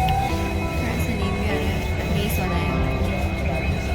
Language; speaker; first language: Hindi; non-native, local second language; Assamese